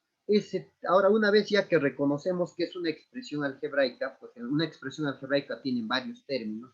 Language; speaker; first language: Spanish; native; Spanish